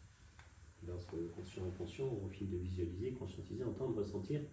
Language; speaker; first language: French; native; French